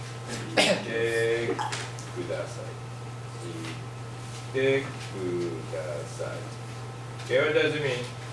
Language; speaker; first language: English; non-native, fluent; Japanese